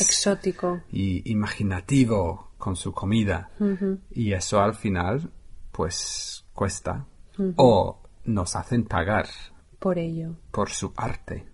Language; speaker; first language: Spanish; non-native, fluent; English